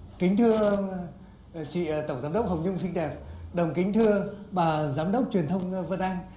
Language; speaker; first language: Vietnamese; native; Vietnamese